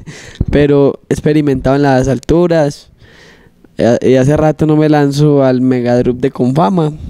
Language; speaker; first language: Spanish; native; Spanish